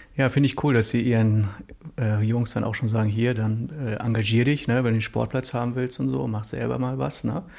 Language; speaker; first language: German; native; German